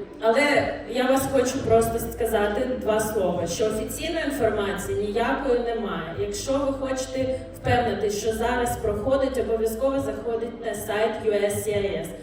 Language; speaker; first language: Ukrainian; non-native, local second language; Russian